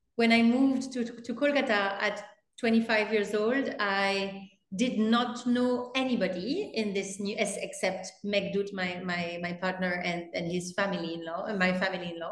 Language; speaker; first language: English; non-native, fluent; French